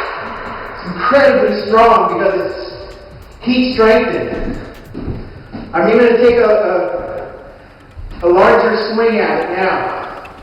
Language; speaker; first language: English; native; English